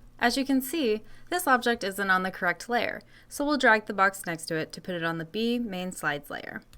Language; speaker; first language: English; native; English